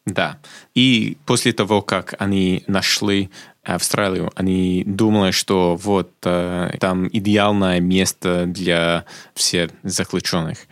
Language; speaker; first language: Russian; non-native, fluent; English